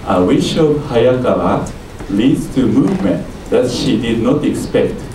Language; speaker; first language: English; non-native, learner; Japanese